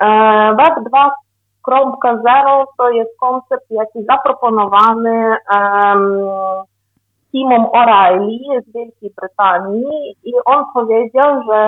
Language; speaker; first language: Polish; non-native, fluent; Ukrainian